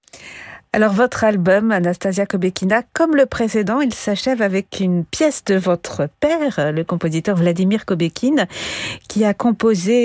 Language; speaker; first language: French; native; French